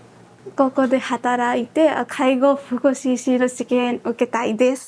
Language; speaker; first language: Japanese; non-native, learner; Nepali